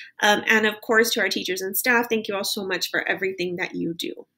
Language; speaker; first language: English; native; English